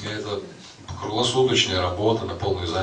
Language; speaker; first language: Russian; native; Russian